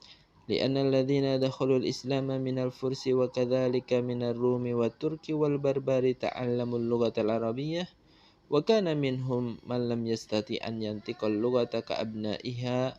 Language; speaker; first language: Arabic; non-native, fluent; Indonesian